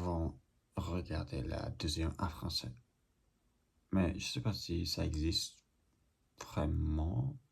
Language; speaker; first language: French; non-native, learner; English